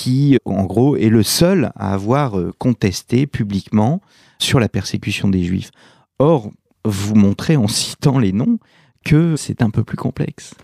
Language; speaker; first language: French; native; French